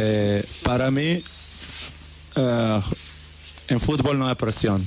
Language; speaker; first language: Spanish; non-native, learner; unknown